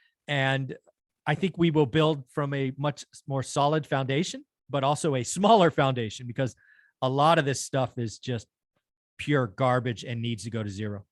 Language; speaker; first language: English; native; English